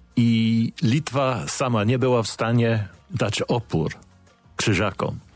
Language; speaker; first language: Polish; non-native, fluent; English